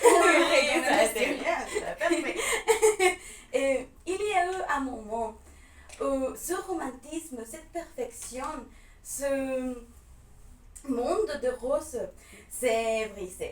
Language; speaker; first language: French; non-native, fluent; Spanish